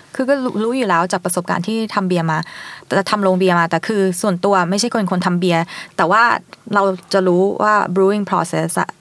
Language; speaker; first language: Thai; early bilingual, heritage; Thai